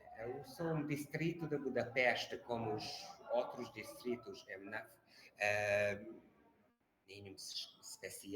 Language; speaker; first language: Portuguese; non-native, learner; Hungarian